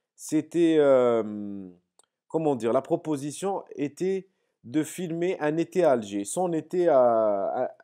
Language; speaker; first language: French; non-native, local second language; Arabic